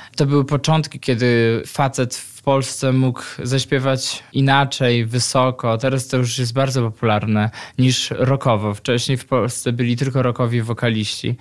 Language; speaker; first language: Polish; native; Polish